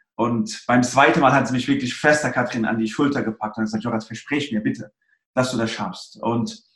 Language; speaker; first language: German; early bilingual, other home language; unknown